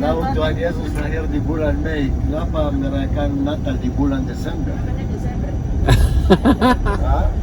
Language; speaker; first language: Indonesian; non-native, fluent; Hebrew